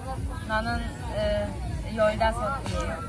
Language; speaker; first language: Korean; non-native, learner; Kurdish